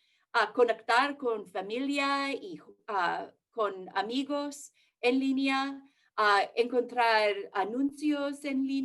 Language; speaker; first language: Spanish; early bilingual, heritage; English